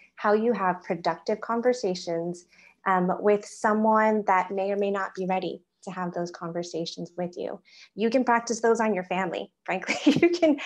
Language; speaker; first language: English; native; English